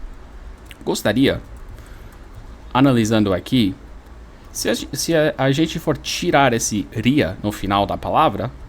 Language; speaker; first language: Portuguese; non-native, fluent; English